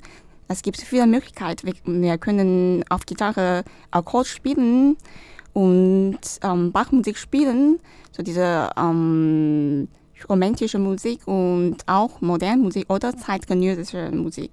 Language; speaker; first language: German; non-native, learner; Chinese